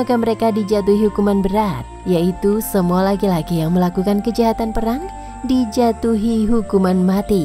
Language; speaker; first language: Indonesian; native; Indonesian